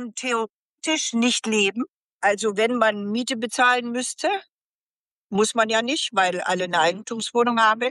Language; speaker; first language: German; native; German